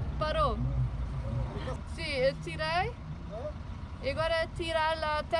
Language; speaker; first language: Portuguese; non-native, learner; Dutch